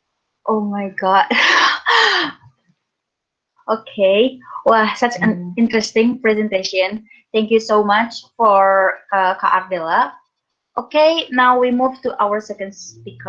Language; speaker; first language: English; non-native, learner; Indonesian